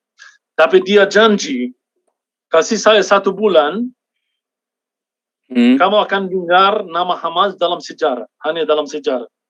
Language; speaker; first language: Indonesian; non-native, fluent; Arabic